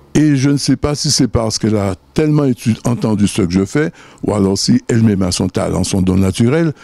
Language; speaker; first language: French; native; French